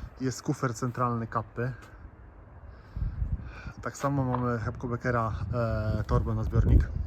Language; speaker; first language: Polish; native; Polish